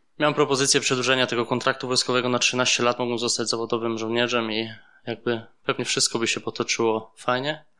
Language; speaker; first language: Polish; early bilingual, heritage; Polish